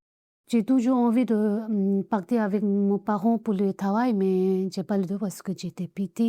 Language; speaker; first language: French; non-native, learner; Tibetan